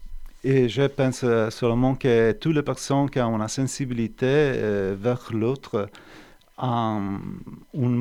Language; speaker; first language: French; non-native, fluent; Italian